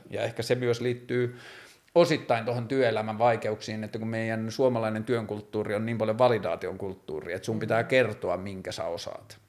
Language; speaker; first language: Finnish; native; Finnish